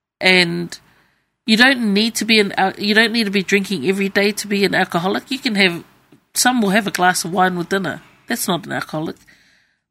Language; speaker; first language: English; native; English